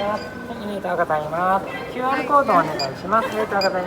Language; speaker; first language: Japanese; native; Japanese